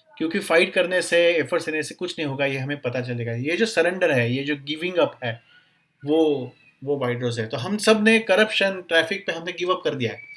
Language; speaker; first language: Hindi; non-native, local second language; Marathi